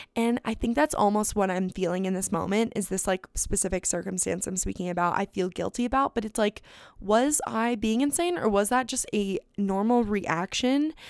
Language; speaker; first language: English; native; English